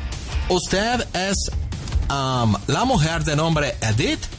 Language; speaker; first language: Spanish; non-native, fluent; English